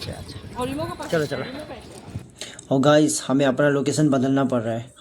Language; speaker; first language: Hindi; non-native, local second language; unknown